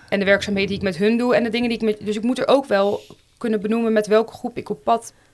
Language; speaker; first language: Dutch; native; Dutch